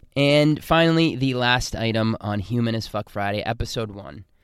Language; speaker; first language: English; native; English